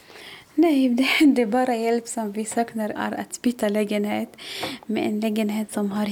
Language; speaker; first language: Swedish; non-native, learner; Arabic